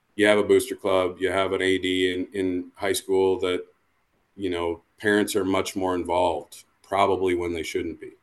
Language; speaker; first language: English; native; English